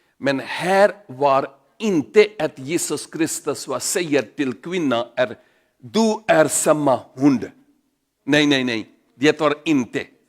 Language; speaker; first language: Swedish; non-native, learner; Urdu